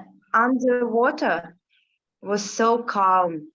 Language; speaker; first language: English; non-native, learner; Russian